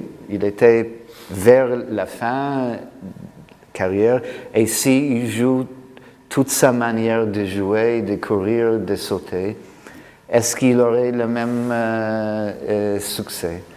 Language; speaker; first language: French; non-native, fluent; English